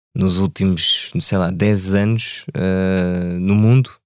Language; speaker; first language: Portuguese; early bilingual, other home language; French